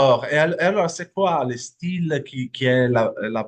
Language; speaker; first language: French; non-native, fluent; Italian